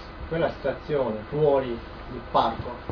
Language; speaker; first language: Italian; non-native, learner; Japanese